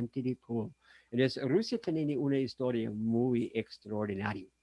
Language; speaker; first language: Spanish; non-native, fluent; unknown